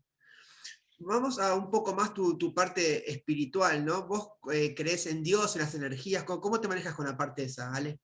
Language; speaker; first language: Spanish; native; Spanish